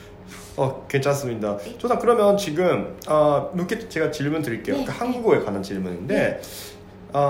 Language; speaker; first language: Korean; non-native, fluent; Japanese